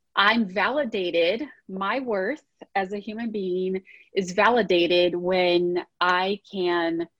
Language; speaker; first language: English; early bilingual, other home language; Portuguese